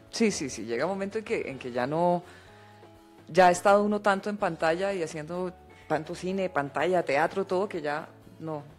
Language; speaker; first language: Spanish; early bilingual, other home language; English